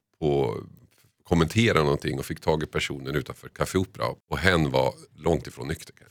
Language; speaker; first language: Swedish; early bilingual, other home language; Finnish